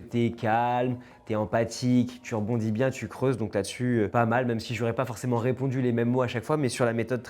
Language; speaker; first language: French; native; French